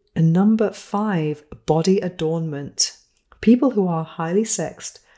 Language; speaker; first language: English; native; English